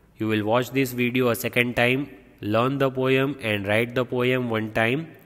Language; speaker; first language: English; non-native, local second language; Gujarati